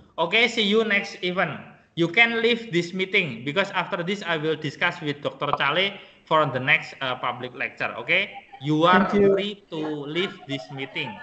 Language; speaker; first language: English; non-native, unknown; Indonesian